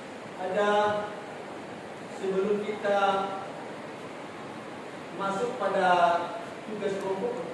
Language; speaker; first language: Indonesian; non-native, local second language; Nias